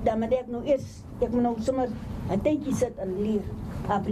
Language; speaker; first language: Dutch; non-native, local second language; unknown